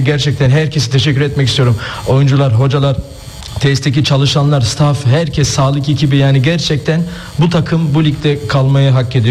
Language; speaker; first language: Turkish; early bilingual, heritage; Turkish